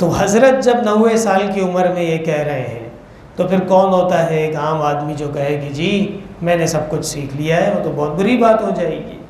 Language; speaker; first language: Urdu; non-native, local second language; Pashto